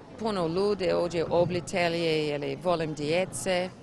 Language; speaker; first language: Croatian; non-native, learner; English